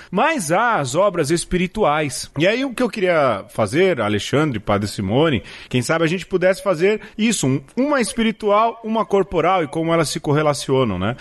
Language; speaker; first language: Portuguese; native; Portuguese